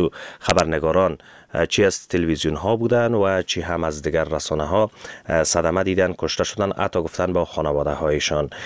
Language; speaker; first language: Persian; native; Persian